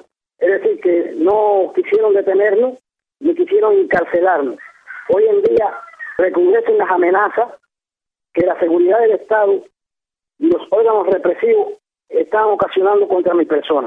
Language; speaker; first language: Spanish; native; Spanish